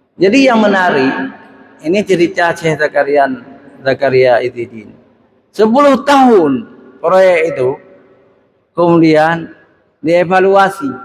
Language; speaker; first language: Malay; non-native, local second language; Achinese